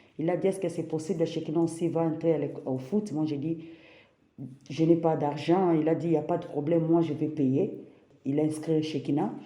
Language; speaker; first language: French; non-native, local second language; Lingala